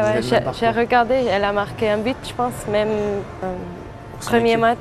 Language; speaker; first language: French; non-native, fluent; German